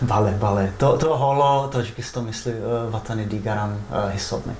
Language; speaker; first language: Persian; non-native, fluent; Czech